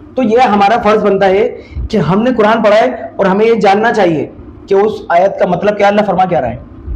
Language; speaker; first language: Urdu; native; Urdu